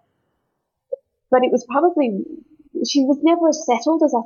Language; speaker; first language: English; native; English